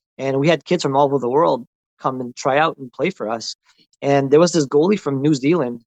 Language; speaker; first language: English; non-native, local second language; French